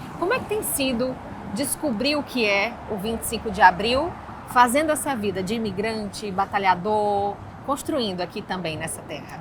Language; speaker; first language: Portuguese; native; Portuguese